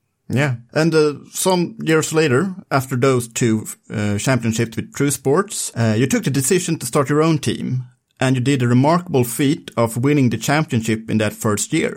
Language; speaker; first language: English; non-native, fluent; Swedish